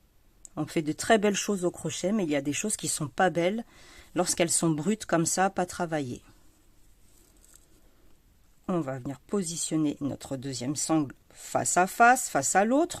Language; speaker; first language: French; native; French